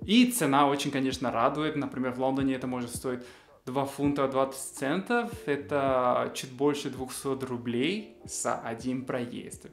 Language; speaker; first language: Russian; non-native, fluent; Spanish